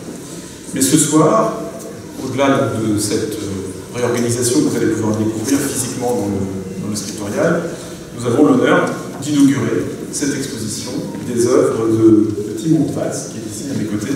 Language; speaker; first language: French; native; French